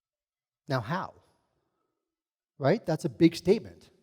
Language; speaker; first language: English; native; English